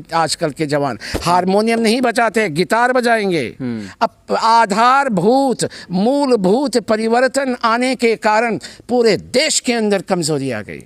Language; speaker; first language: Hindi; early bilingual, heritage; Hindi